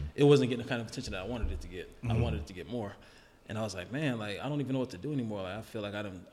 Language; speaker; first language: English; native; English